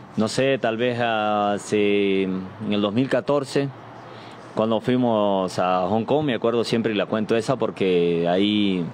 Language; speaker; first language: Spanish; native; Spanish